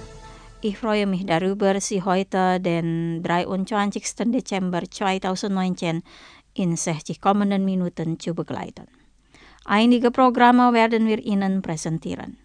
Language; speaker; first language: German; non-native, fluent; Indonesian